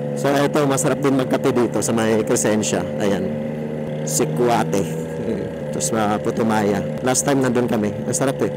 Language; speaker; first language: Filipino; non-native, local second language; Cebuano